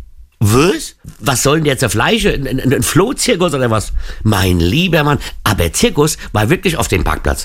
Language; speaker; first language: German; native; German